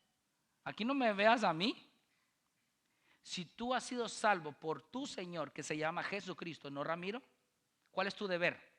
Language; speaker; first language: Spanish; native; Spanish